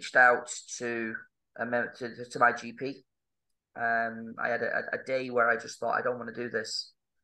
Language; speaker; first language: English; native; English